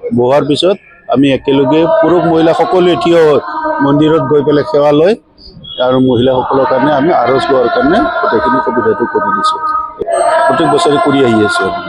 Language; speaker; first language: Assamese; non-native, local second language; Bodo